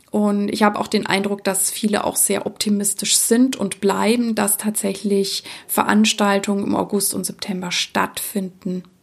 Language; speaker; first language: German; early bilingual, other home language; Czech